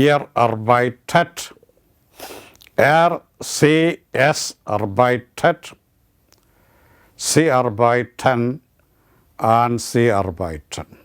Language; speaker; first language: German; non-native, learner; Malayalam